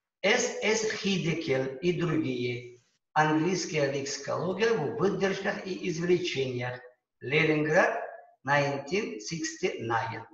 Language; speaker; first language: Russian; non-native, local second language; Uzbek